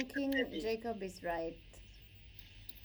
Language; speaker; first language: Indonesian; non-native, learner; English